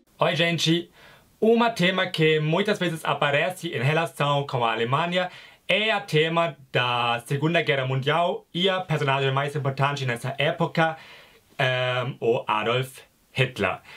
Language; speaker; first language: Portuguese; non-native, fluent; German